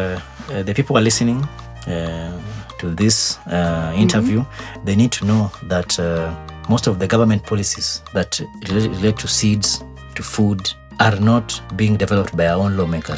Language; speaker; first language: English; non-native, local second language; Luo (Kenya and Tanzania)